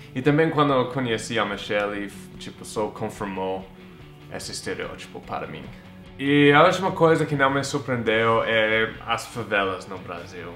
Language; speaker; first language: Portuguese; non-native, fluent; English